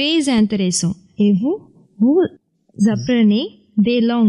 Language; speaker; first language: French; non-native, learner; Tamil